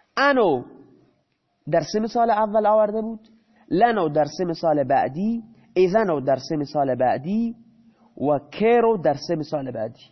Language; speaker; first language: Persian; non-native, local second language; Baluchi